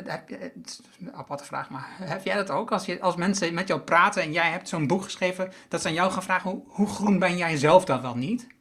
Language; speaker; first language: Dutch; native; Dutch